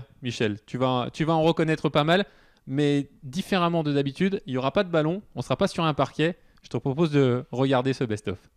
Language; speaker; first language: French; native; French